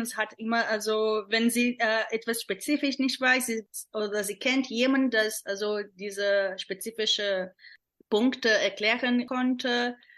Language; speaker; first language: German; non-native, fluent; Portuguese